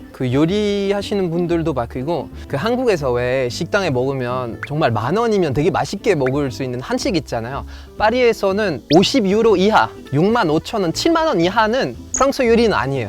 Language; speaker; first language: Korean; non-native, fluent; French